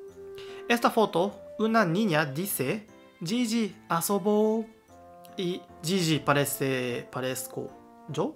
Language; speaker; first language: Spanish; non-native, learner; Japanese